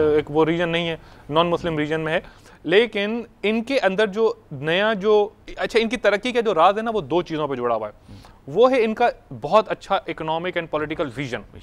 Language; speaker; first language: Urdu; native; Urdu